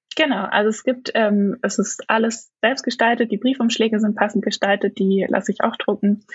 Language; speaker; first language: German; native; German